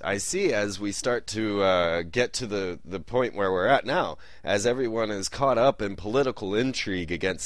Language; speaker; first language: English; native; English